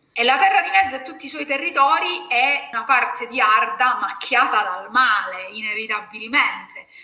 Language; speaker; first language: Italian; native; Italian